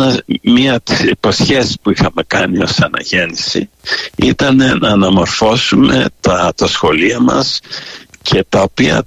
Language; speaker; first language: Greek; early bilingual, heritage; Greek